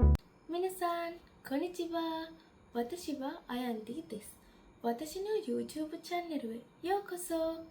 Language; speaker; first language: Japanese; non-native, learner; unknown